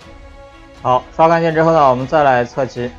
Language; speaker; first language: Chinese; native; Chinese